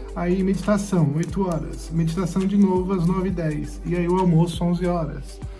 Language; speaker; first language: Portuguese; native; Portuguese